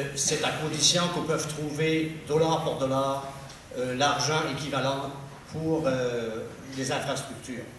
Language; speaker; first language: French; native; French